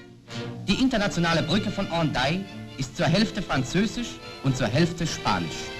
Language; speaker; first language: German; native; German